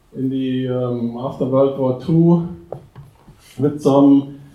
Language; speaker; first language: English; non-native, fluent; German